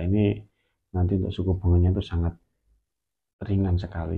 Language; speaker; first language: Indonesian; native; Indonesian